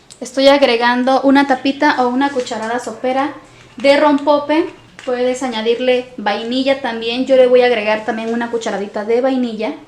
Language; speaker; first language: Spanish; native; Spanish